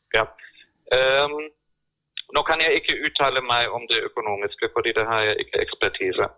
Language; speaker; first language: Norwegian; non-native, fluent; German